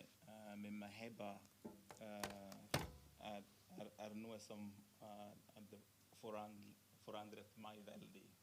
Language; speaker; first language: Norwegian; non-native, fluent; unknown